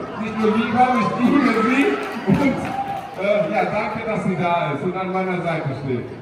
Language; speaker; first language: German; non-native, fluent; Bangla